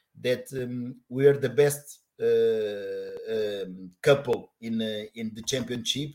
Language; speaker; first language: English; non-native, learner; Portuguese